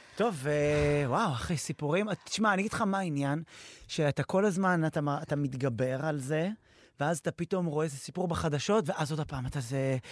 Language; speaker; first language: Hebrew; native; Hebrew